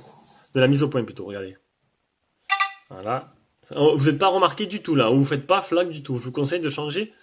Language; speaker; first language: French; native; French